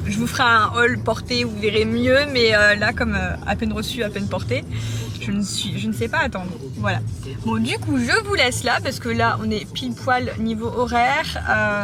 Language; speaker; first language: French; native; French